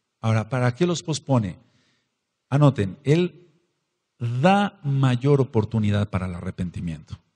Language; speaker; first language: Spanish; native; Spanish